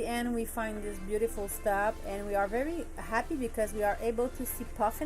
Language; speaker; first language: English; non-native, learner; French